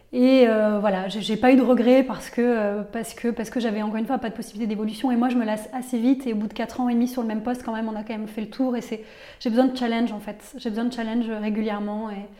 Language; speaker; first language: French; native; French